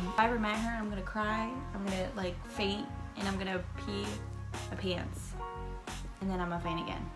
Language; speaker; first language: English; early bilingual, other home language; Spanish